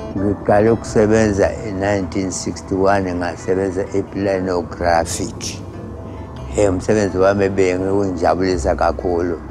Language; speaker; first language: Zulu; native; Zulu